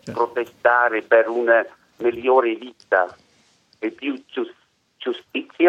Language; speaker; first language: Italian; non-native, learner; German